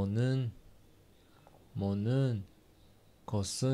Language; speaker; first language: Korean; non-native, learner; Chinese